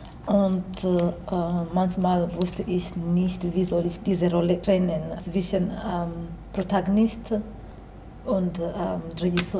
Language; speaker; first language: German; non-native, learner; Swahili